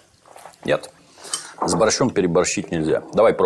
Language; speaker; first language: Russian; native; Russian